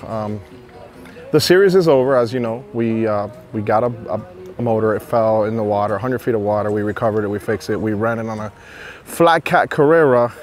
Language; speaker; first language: English; early bilingual, other home language; Spanish